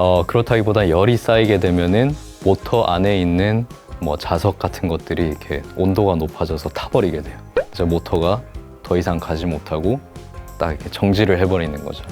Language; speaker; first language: Korean; native; Korean